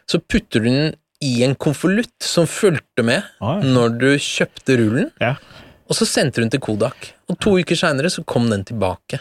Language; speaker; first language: Norwegian; early bilingual, other home language; Persian